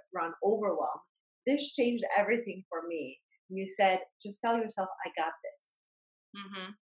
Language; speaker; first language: English; non-native, fluent; Bosnian